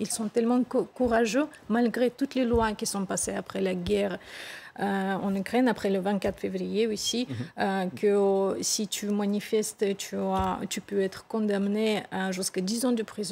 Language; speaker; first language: French; non-native, fluent; Russian